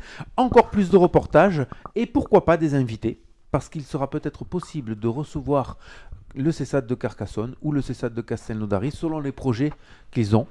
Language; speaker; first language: French; native; French